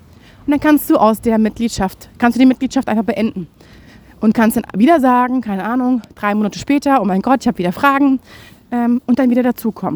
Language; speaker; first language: German; native; German